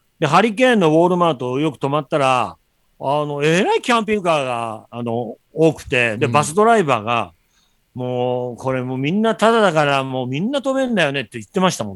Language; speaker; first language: Japanese; native; Japanese